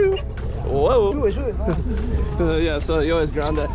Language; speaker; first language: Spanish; non-native, learner; English